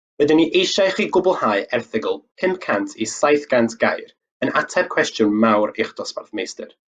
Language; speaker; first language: Welsh; native; Welsh